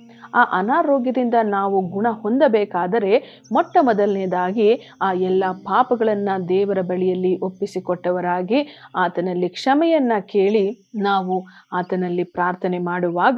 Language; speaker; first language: Kannada; native; Kannada